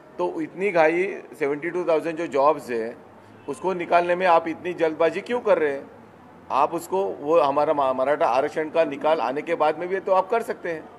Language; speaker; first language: Hindi; non-native, local second language; Marathi